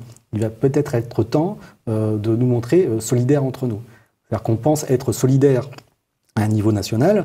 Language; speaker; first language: French; native; French